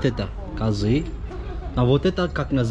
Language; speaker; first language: Russian; non-native, learner; Turkish